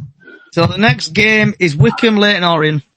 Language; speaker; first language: English; native; English